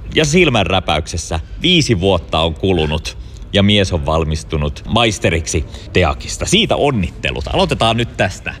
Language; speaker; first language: Finnish; native; Finnish